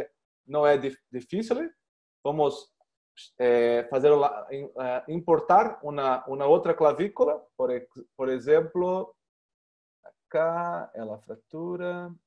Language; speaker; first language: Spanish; non-native, learner; Portuguese